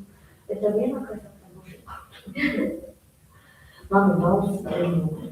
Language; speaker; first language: Russian; non-native, local second language; Kazakh